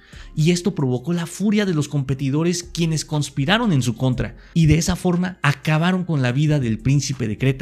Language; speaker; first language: Spanish; native; Spanish